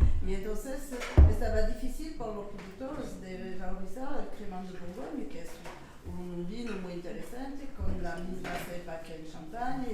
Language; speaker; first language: Spanish; non-native, learner; French